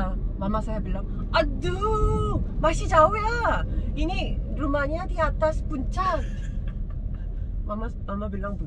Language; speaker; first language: Indonesian; non-native, learner; Korean